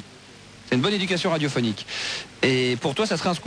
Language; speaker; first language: French; native; French